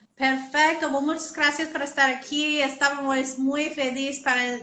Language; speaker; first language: Spanish; non-native, learner; English